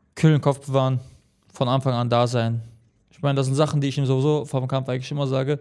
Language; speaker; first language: German; early bilingual, other home language; Chechen